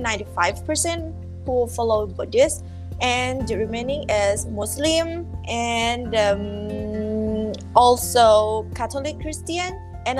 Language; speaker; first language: English; non-native, fluent; Thai